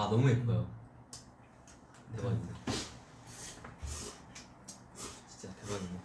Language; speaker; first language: Korean; early bilingual, heritage; Korean